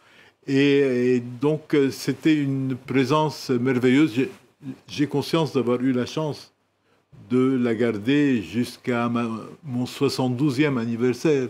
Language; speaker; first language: French; non-native, local second language; Arabic